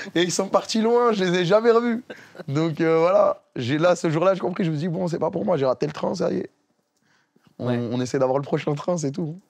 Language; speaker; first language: French; native; French